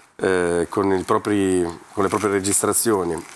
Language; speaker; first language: Italian; non-native, fluent; Ukrainian